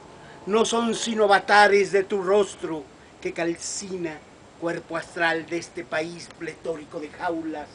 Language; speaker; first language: Spanish; native; Spanish